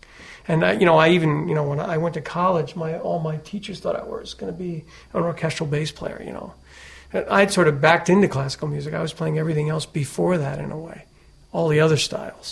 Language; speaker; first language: English; native; English